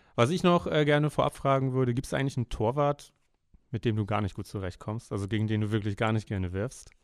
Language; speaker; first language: German; native; German